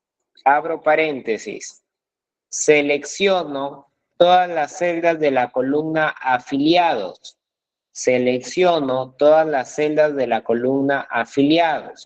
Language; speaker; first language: Spanish; native; Spanish